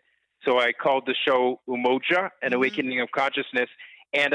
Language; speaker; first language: English; native; English